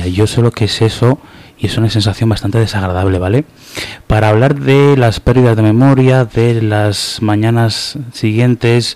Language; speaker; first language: Spanish; native; Spanish